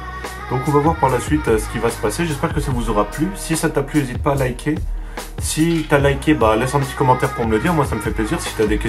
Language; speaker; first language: French; native; French